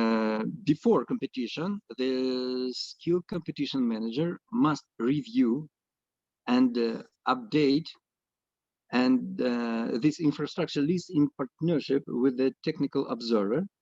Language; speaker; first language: English; non-native, fluent; Russian